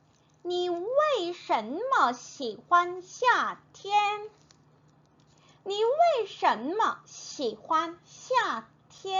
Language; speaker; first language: Chinese; non-native, fluent; Korean